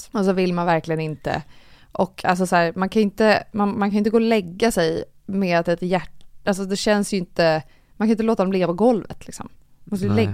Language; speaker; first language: Swedish; native; Swedish